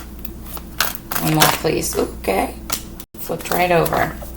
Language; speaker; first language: English; native; English